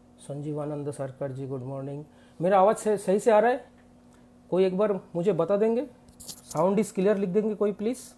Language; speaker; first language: Hindi; non-native, local second language; Bangla